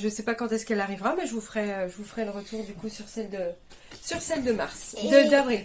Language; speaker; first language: French; native; French